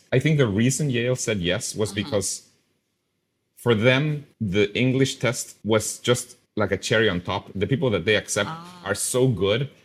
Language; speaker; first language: English; non-native, fluent; Spanish